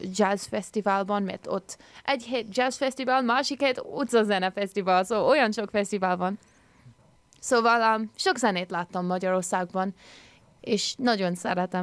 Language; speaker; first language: Hungarian; early bilingual, heritage; English